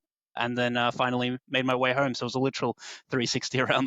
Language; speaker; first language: English; native; English